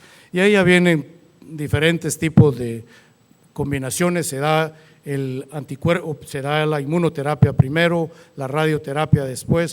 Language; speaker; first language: Spanish; native; Spanish